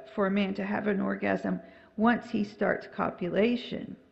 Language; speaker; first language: English; native; English